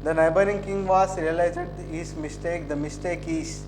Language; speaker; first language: English; non-native, local second language; Telugu